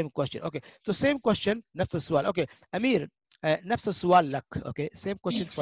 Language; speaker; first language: English; non-native, fluent; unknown